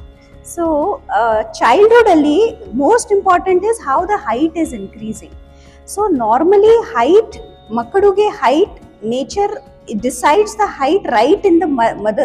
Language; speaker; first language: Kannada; non-native, fluent; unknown